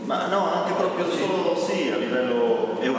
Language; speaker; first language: Italian; native; Italian